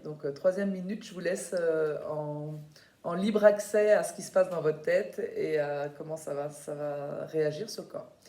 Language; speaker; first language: French; native; French